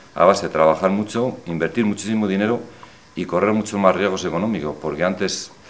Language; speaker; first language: Spanish; native; Spanish